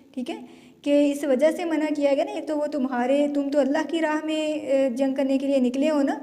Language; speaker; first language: Urdu; native; Urdu